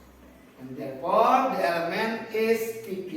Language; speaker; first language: English; non-native, fluent; Indonesian